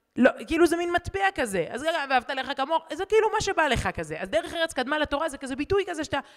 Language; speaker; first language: Hebrew; native; Hebrew